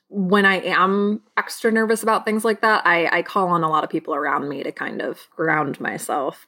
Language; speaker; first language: English; native; English